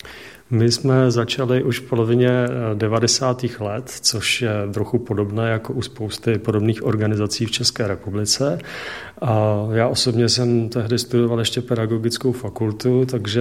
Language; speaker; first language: Czech; native; Czech